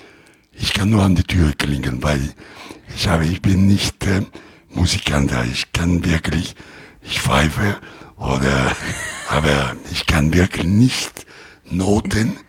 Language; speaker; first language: German; non-native, learner; Italian